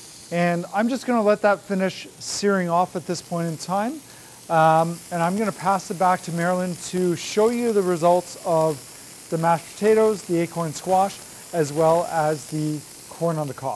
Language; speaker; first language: English; native; English